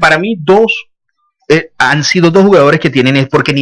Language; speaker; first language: Spanish; native; Spanish